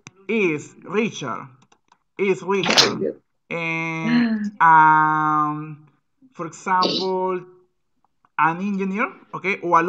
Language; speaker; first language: English; non-native, fluent; Spanish